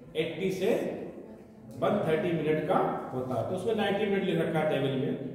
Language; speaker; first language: Hindi; native; Hindi